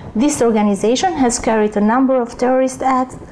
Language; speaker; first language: English; non-native, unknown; Albanian